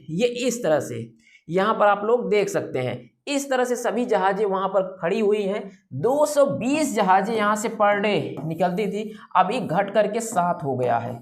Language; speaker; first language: Hindi; native; Hindi